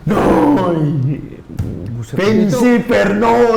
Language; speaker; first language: Italian; non-native, learner; Indonesian